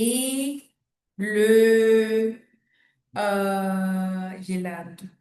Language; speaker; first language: French; non-native, learner; Spanish